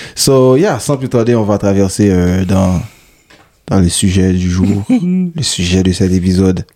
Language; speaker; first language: French; non-native, local second language; Haitian Creole